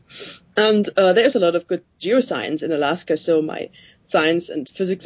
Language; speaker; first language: English; non-native, fluent; German